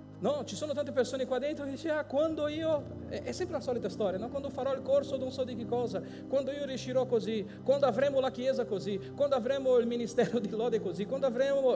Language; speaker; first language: Italian; non-native, fluent; Portuguese